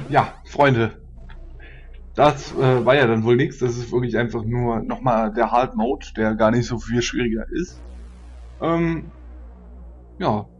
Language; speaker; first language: German; native; German